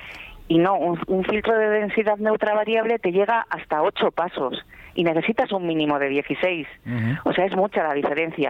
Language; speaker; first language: Spanish; native; Spanish